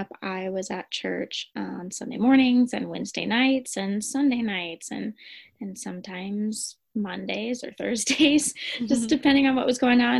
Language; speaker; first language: English; native; English